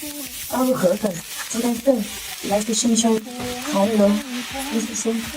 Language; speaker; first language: Chinese; native; Chinese